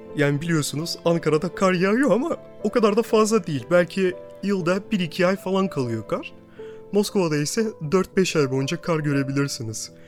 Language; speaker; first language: Turkish; early bilingual, other home language; Russian